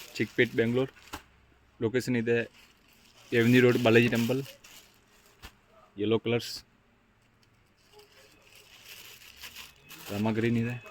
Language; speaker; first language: Kannada; non-native, local second language; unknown